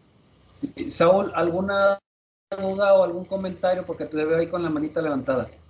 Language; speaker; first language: Spanish; native; Spanish